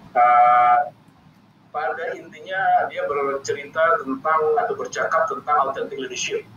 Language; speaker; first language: Indonesian; native; Indonesian